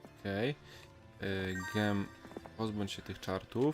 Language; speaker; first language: Polish; native; Polish